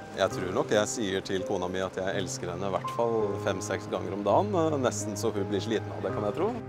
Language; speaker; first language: Norwegian; native; Norwegian